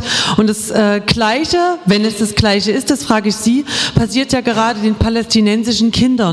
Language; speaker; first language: German; native; German